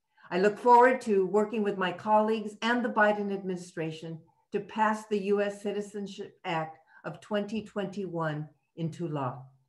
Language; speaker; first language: English; native; English